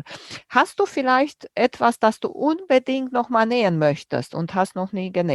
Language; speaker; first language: German; non-native, fluent; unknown